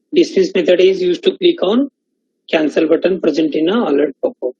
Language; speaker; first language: English; non-native, local second language; Marathi